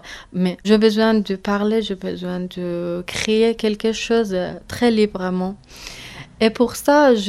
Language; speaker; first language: French; non-native, learner; Persian